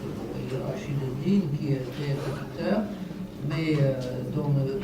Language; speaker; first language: French; non-native, fluent; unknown